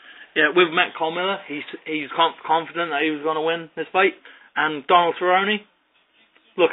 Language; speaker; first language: English; native; English